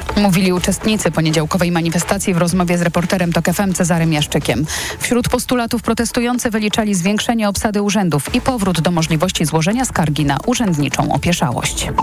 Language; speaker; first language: Polish; native; Polish